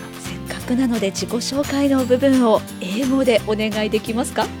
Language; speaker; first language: Japanese; native; Japanese